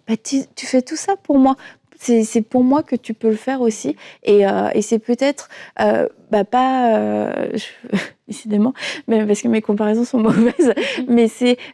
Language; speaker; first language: French; native; French